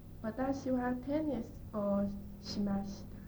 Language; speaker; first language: Japanese; non-native, learner; English